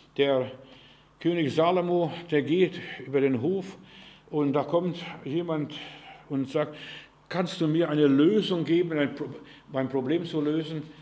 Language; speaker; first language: German; non-native, fluent; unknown